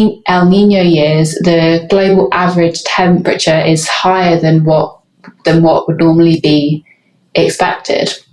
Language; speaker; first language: English; native; English